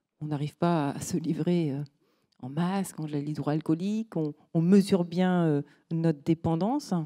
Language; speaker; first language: French; native; French